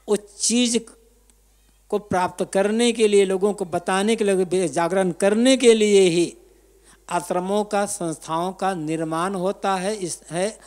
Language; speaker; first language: Hindi; native; Hindi